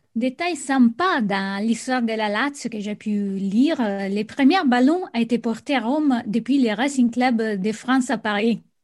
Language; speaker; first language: French; non-native, fluent; Italian